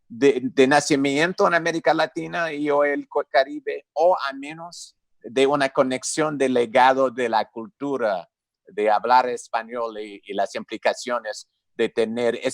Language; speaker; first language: Spanish; non-native, fluent; English